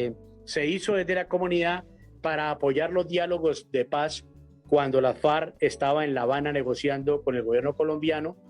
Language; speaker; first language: Spanish; native; Spanish